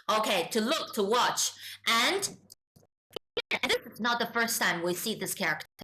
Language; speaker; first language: English; non-native, fluent; Chinese